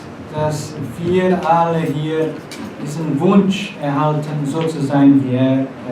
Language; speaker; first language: German; non-native, fluent; Portuguese